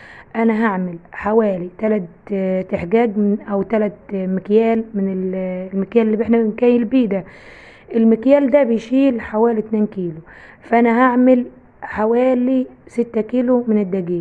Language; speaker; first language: Arabic; native; Arabic